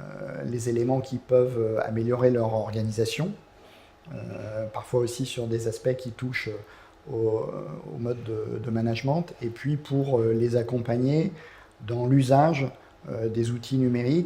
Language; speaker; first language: French; native; French